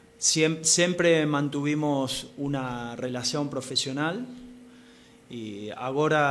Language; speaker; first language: Portuguese; non-native, learner; Spanish